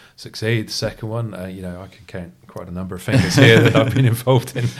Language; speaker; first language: English; native; English